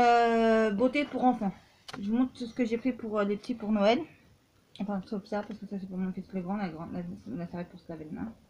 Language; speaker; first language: French; native; French